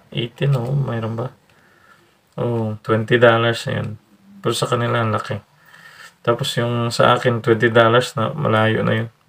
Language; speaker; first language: Filipino; native; Filipino